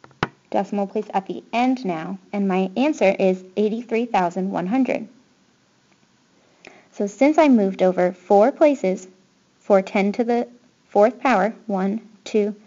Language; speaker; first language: English; native; English